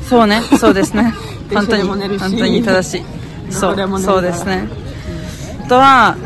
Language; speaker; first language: Japanese; non-native, learner; Hungarian